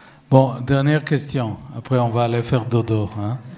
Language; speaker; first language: French; non-native, fluent; Hebrew